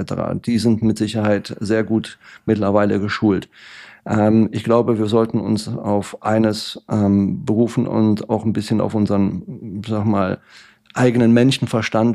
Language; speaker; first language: German; native; German